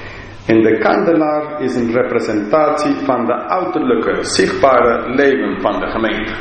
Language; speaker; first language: Dutch; non-native, fluent; English